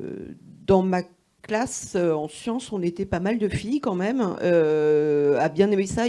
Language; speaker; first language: French; native; French